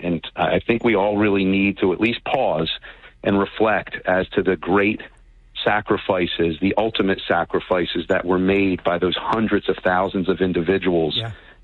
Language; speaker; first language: English; native; English